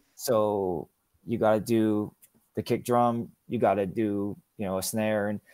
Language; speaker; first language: English; native; English